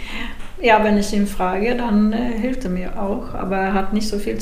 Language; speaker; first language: German; non-native, fluent; Swedish